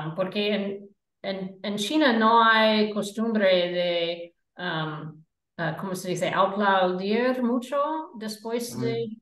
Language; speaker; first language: Spanish; non-native, fluent; English